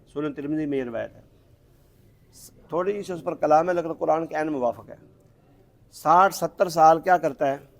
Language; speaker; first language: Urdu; non-native, local second language; Punjabi